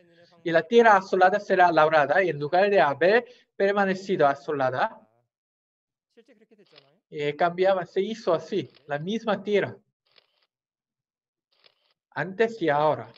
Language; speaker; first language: Spanish; non-native, fluent; Korean